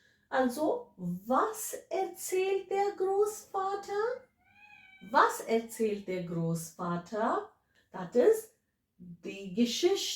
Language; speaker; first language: German; non-native, fluent; English